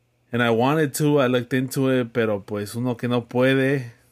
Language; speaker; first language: Spanish; early bilingual, heritage; Spanish